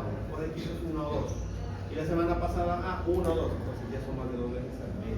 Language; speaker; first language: Spanish; native; Spanish